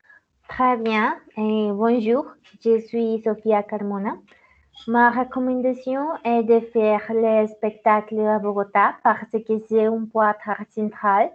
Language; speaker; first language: French; non-native, learner; Spanish